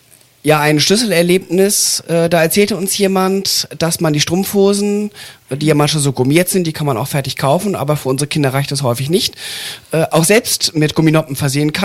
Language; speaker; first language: German; native; German